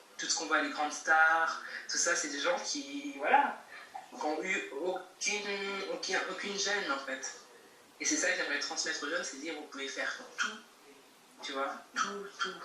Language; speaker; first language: French; native; French